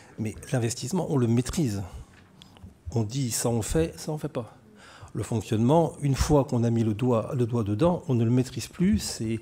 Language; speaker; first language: French; native; French